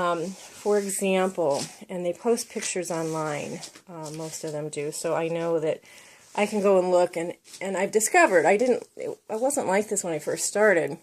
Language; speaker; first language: English; native; English